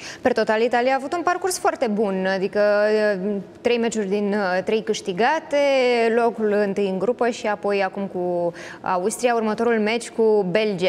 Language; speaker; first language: Romanian; native; Romanian